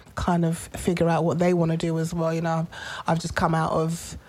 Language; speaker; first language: English; native; English